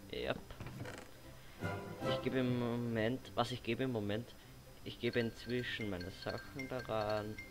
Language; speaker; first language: German; native; German